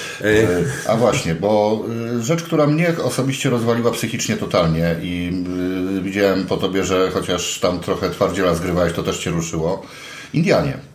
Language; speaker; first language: Polish; native; Polish